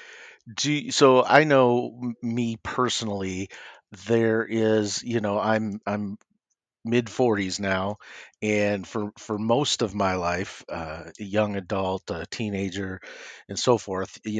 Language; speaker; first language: English; native; English